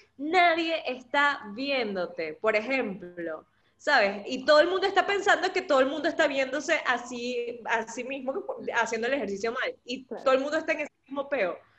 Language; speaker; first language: Spanish; native; Spanish